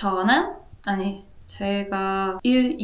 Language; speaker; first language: Korean; non-native, learner; Russian